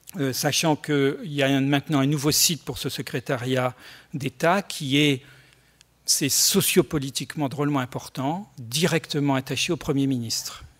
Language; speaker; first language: French; native; French